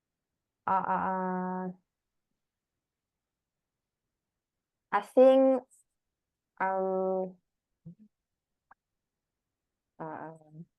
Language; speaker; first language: English; non-native, learner; Indonesian